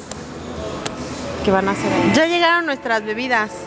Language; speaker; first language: Spanish; native; Spanish